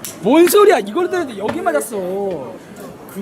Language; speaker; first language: Korean; native; Korean